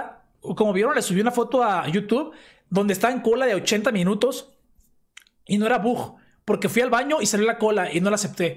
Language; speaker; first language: Spanish; native; Spanish